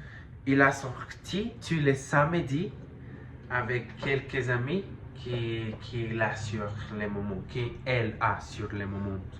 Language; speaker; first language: French; non-native, learner; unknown